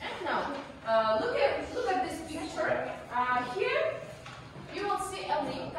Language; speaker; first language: English; non-native, learner; Kazakh